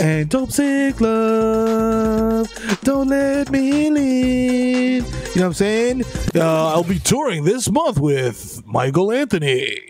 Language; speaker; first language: English; early bilingual, other home language; Spanish